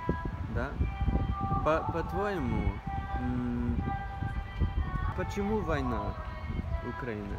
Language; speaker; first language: Russian; non-native, learner; Norwegian